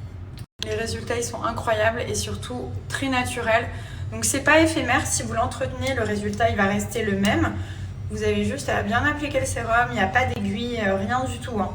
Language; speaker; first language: French; native; French